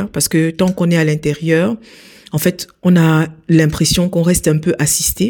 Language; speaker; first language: French; native; French